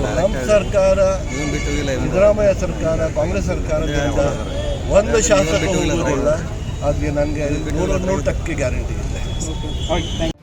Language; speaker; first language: Kannada; non-native, local second language; Urdu